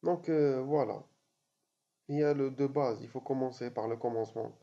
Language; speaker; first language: French; non-native, local second language; Arabic